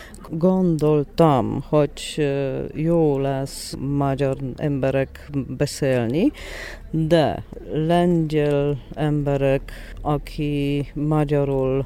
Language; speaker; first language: Hungarian; non-native, learner; Polish